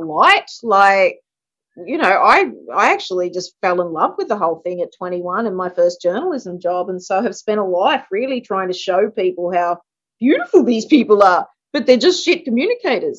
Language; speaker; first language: English; native; English